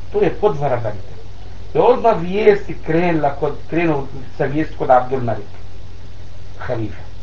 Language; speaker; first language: Bosnian; non-native, learner; Arabic